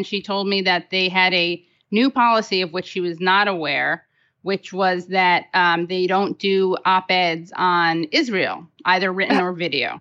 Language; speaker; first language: English; native; English